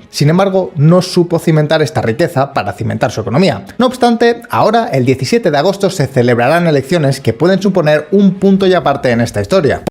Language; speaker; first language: Spanish; native; Spanish